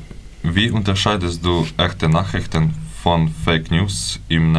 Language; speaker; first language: German; non-native, learner; Ukrainian